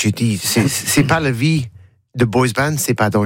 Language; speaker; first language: French; non-native, learner; English